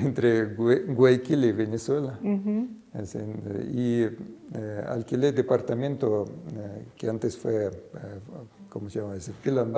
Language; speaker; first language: Spanish; non-native, fluent; Russian